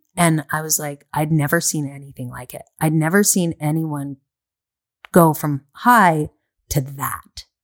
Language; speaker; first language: English; native; English